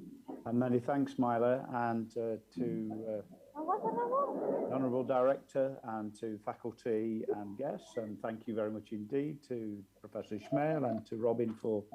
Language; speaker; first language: English; non-native, local second language; Indonesian